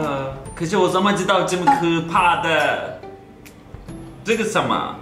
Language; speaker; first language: Chinese; non-native, fluent; Turkish